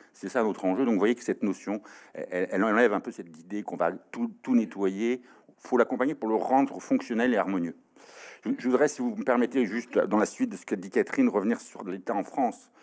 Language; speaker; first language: French; native; French